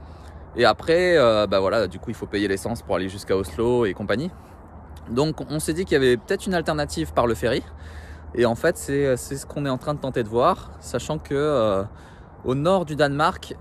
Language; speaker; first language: French; native; French